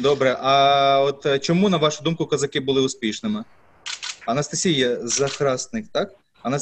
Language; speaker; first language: Ukrainian; native; Ukrainian